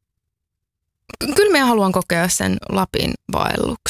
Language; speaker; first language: Finnish; native; Finnish